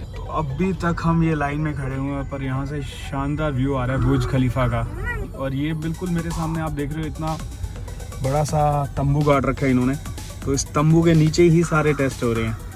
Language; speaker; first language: Hindi; native; Hindi